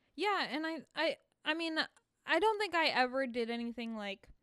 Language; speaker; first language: English; early bilingual, other home language; Spanish